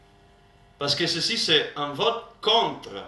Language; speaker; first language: French; non-native, learner; Italian